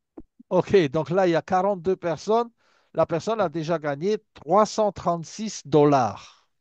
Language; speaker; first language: French; native; French